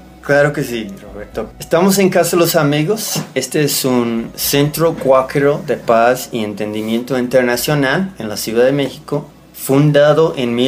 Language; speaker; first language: Spanish; non-native, fluent; English